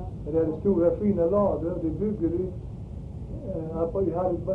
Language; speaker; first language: Swedish; early bilingual, heritage; Swedish